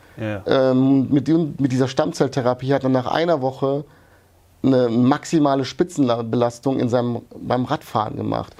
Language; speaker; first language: German; early bilingual, other home language; Hungarian